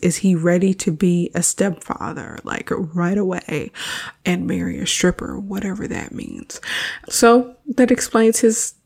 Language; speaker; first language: English; native; English